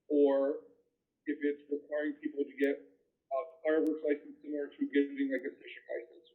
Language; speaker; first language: English; native; English